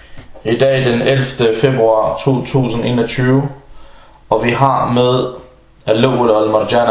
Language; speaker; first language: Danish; early bilingual, other home language; Arabic